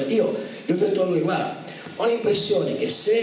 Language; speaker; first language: Italian; native; Italian